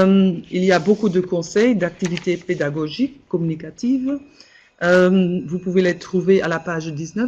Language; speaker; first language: French; non-native, local second language; Dutch